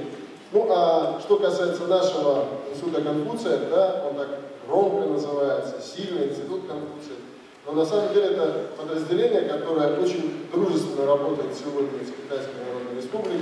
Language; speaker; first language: Russian; native; Russian